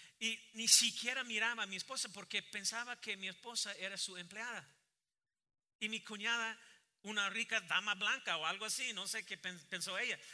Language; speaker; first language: Spanish; non-native, fluent; English